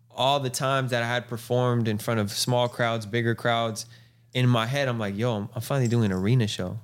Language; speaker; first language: English; native; English